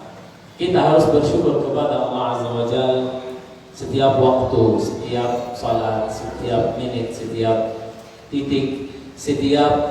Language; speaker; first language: Indonesian; non-native, learner; Arabic